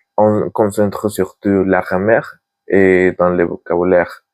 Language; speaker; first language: French; non-native, learner; Spanish